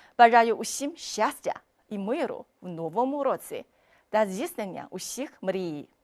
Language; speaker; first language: Ukrainian; non-native, fluent; Chinese